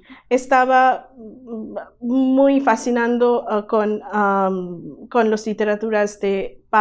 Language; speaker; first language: Spanish; non-native, learner; Bangla